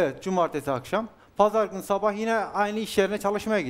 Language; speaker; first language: Turkish; native; Turkish